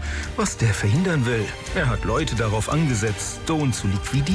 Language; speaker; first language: German; native; German